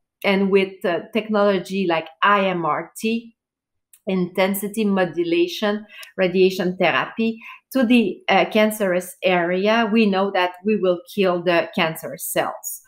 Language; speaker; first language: English; non-native, fluent; French